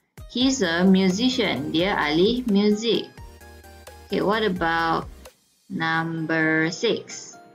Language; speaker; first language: English; non-native, local second language; Malay